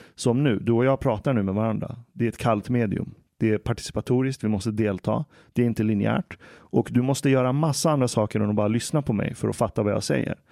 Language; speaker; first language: Swedish; native; Swedish